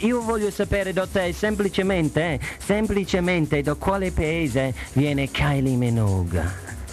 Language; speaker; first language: Italian; non-native, fluent; English